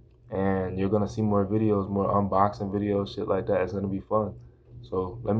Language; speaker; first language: English; native; English